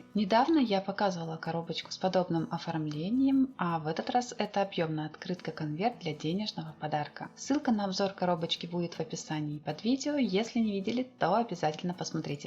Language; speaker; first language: Russian; native; Russian